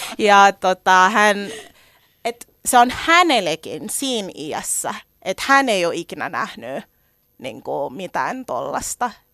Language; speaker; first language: Finnish; early bilingual, other home language; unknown